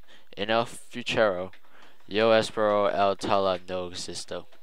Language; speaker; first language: Spanish; non-native, learner; English